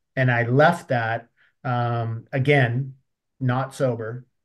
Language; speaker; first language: English; native; English